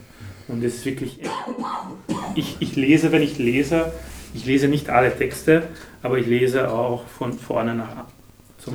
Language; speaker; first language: German; non-native, fluent; Hungarian